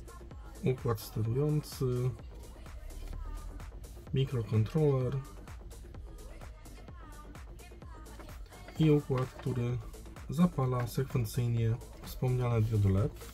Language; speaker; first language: Polish; native; Polish